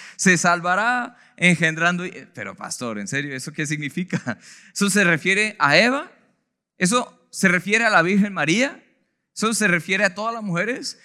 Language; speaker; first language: Spanish; non-native, fluent; English